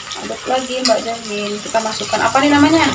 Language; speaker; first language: Indonesian; native; Indonesian